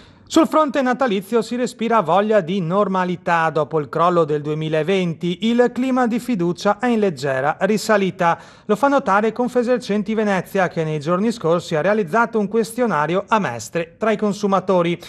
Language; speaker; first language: Italian; native; Italian